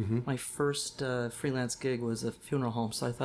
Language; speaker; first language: English; native; English